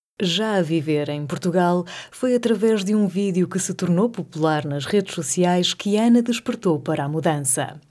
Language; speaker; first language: Portuguese; native; Portuguese